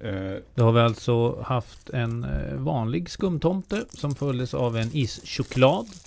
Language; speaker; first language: Swedish; native; Swedish